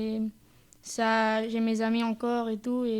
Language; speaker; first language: French; non-native, fluent; Spanish